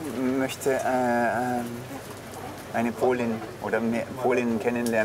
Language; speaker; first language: German; native; German